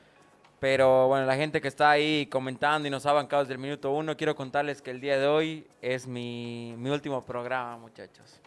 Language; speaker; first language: Spanish; native; Spanish